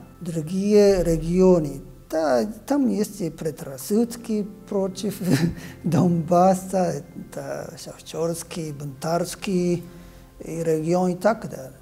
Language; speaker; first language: Russian; non-native, fluent; Japanese